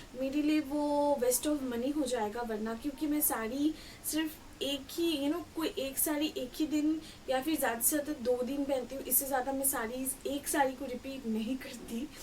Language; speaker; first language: Hindi; non-native, local second language; Bangla